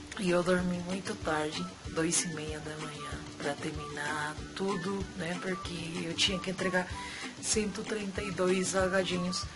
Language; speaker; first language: Portuguese; non-native, fluent; Spanish